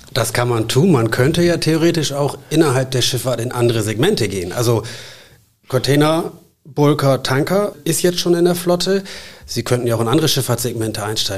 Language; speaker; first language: German; native; German